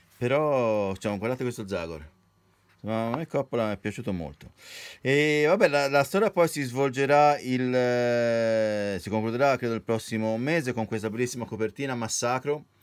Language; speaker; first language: Italian; native; Italian